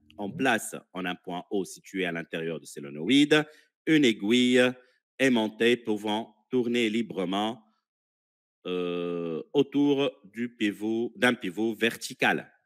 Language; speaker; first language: French; non-native, local second language; Arabic